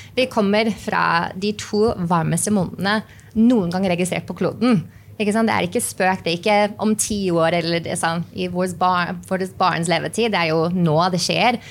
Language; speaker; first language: Norwegian; non-native, fluent; English